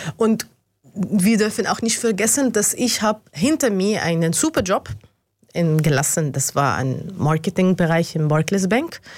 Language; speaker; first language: German; non-native, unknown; Arabic